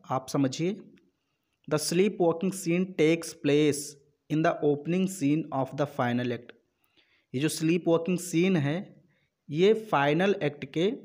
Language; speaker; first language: Hindi; native; Hindi